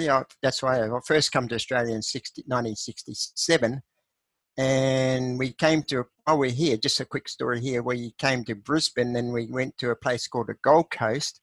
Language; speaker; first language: English; native; English